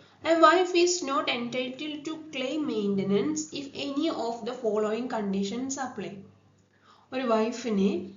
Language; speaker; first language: English; non-native, local second language; Malayalam